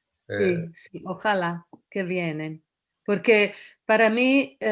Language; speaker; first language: Spanish; non-native, fluent; Italian